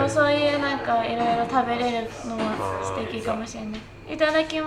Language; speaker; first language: Japanese; native; Japanese